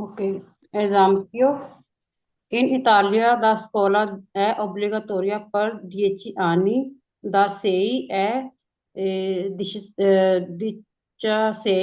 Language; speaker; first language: Italian; non-native, learner; Urdu